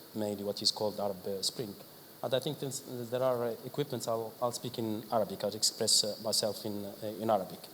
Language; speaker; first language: English; non-native, fluent; Arabic